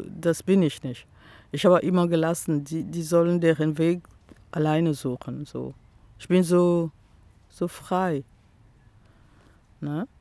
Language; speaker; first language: German; non-native, fluent; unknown